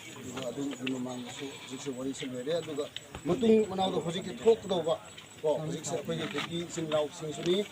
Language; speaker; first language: Manipuri; non-native, local second language; Rongmei Naga